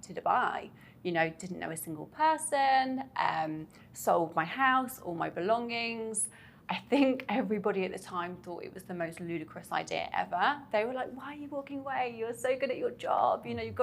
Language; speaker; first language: English; native; English